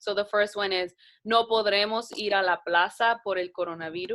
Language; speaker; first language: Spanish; non-native, fluent; English